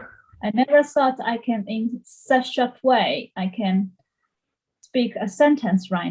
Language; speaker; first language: English; non-native, learner; Chinese